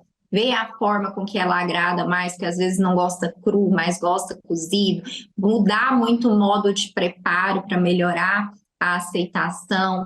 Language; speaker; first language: Portuguese; native; Portuguese